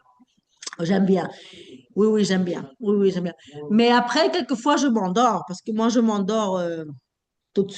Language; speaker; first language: French; non-native, fluent; Spanish